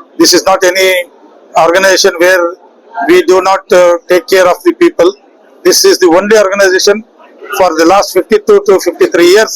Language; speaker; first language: English; non-native, local second language; Telugu